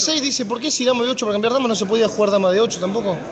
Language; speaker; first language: Spanish; native; Spanish